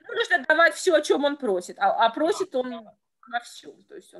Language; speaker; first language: Russian; native; Russian